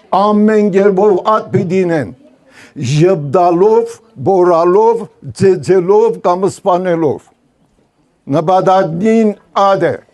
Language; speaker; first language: Armenian; non-native, local second language; Turkish